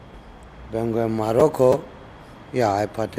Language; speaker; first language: Spanish; non-native, learner; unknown